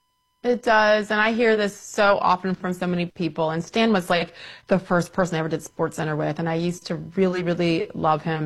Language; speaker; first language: English; native; English